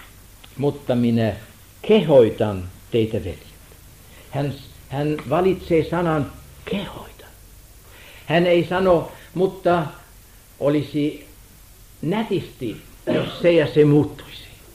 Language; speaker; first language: Finnish; non-native, fluent; German